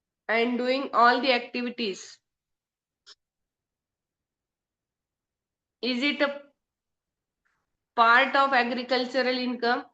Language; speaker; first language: English; non-native, local second language; Hindi